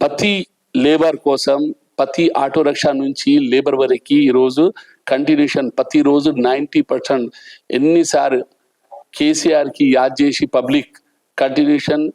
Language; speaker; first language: Telugu; non-native, local second language; Urdu